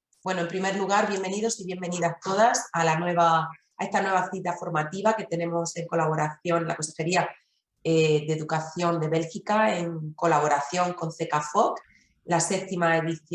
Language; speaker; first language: Spanish; native; Spanish